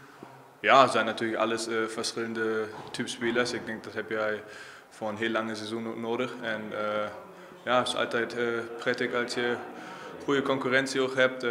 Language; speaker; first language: Dutch; non-native, fluent; German